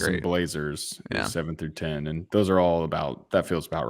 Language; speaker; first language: English; native; English